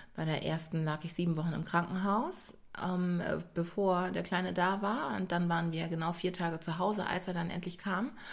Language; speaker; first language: German; native; German